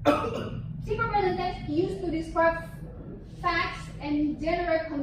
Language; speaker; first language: English; non-native, fluent; Indonesian